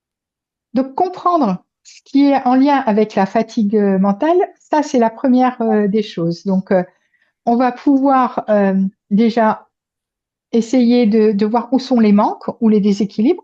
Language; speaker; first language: French; native; French